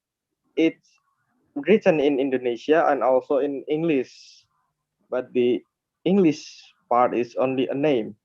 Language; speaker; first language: English; non-native, learner; Indonesian